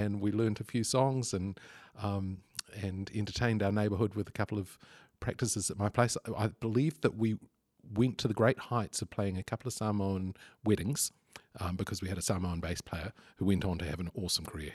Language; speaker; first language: English; native; English